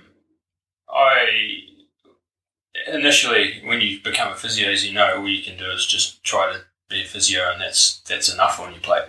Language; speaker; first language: English; native; English